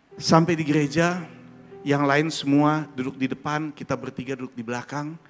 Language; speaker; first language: Indonesian; early bilingual, heritage; German